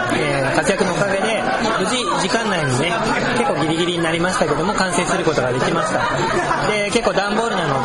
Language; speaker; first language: Japanese; native; Japanese